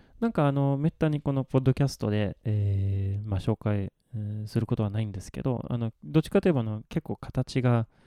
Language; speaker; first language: Japanese; non-native, fluent; Swedish